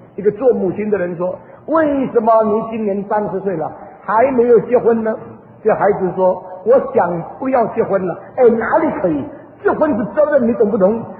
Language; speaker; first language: Chinese; early bilingual, heritage; Chinese